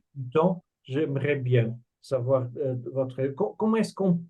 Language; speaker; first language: French; non-native, fluent; Portuguese